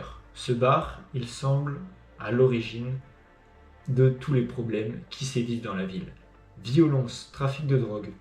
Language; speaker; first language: French; native; French